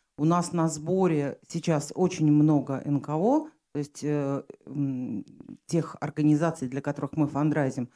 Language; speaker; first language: Russian; native; Russian